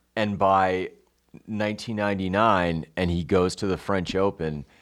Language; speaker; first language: English; native; English